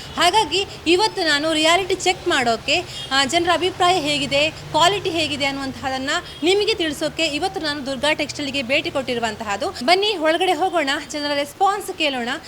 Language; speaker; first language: Kannada; native; Kannada